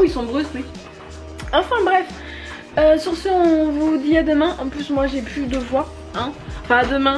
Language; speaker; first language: French; native; French